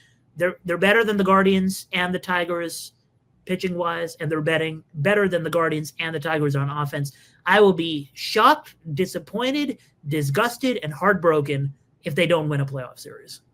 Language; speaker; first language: English; native; English